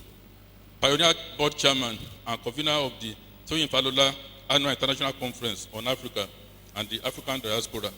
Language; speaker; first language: English; non-native, local second language; Yoruba